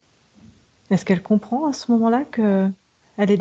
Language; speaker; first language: French; native; French